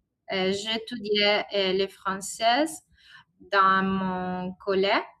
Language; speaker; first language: French; non-native, learner; Italian